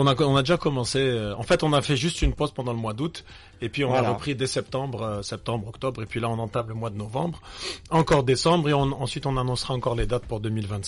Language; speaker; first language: French; non-native, local second language; Arabic